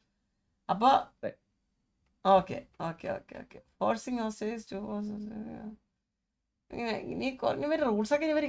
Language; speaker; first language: Malayalam; native; Malayalam